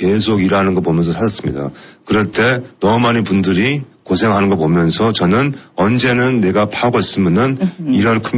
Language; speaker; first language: Korean; non-native, fluent; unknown